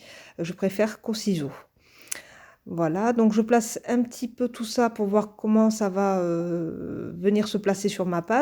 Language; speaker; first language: French; native; French